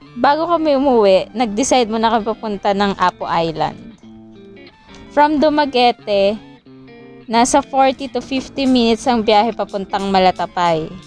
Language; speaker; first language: Filipino; non-native, local second language; Cebuano